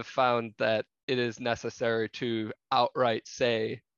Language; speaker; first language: English; native; English